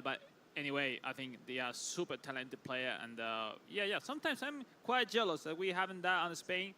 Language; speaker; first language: English; non-native, fluent; Spanish